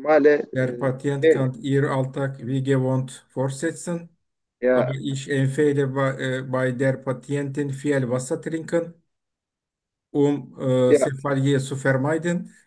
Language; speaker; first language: German; non-native, learner; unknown